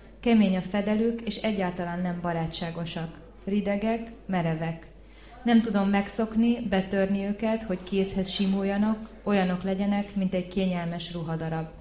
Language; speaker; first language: Hungarian; early bilingual, heritage; Hungarian